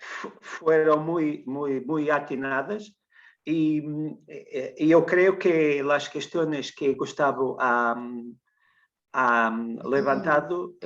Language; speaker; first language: Spanish; non-native, learner; Portuguese